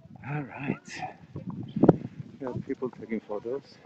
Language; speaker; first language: English; non-native, fluent; Spanish